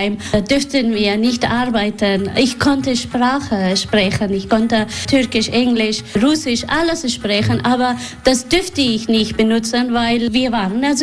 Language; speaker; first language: German; non-native, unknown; Persian